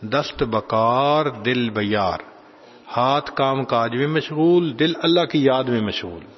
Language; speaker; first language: Urdu; non-native, local second language; Punjabi